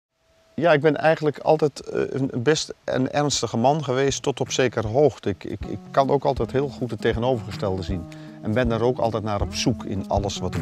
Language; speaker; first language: Dutch; native; Dutch